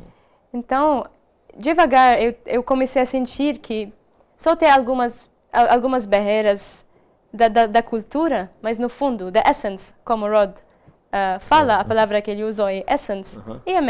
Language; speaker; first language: Portuguese; non-native, fluent; Arabic